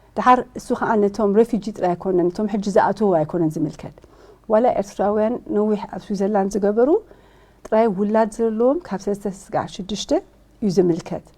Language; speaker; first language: Tigrinya; early bilingual, heritage; Tigrinya